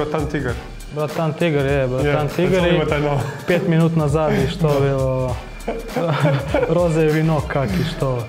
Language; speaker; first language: Russian; non-native, learner; Serbian